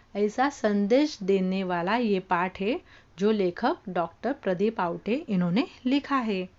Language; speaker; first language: Hindi; non-native, local second language; Marathi